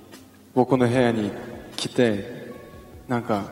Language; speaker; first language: Japanese; non-native, learner; Korean